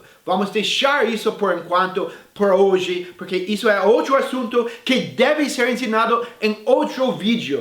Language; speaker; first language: Portuguese; non-native, fluent; English